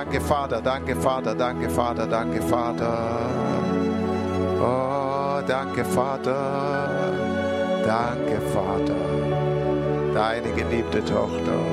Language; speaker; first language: German; native; German